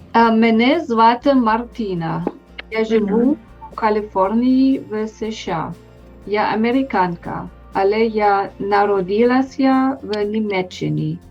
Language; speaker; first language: Ukrainian; non-native, learner; German